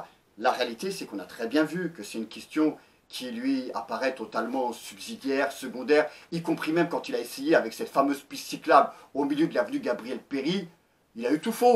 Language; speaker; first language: French; native; French